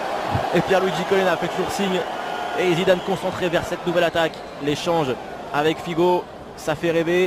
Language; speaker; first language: French; native; French